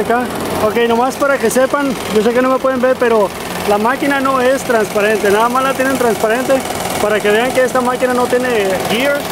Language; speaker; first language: Spanish; early bilingual, heritage; Spanish